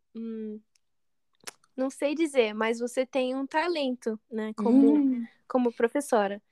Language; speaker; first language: Portuguese; non-native, fluent; English